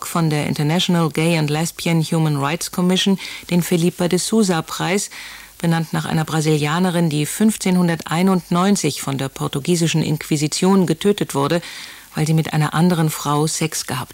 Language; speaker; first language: German; native; German